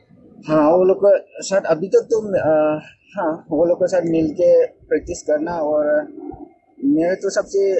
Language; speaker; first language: Hindi; non-native, local second language; Manipuri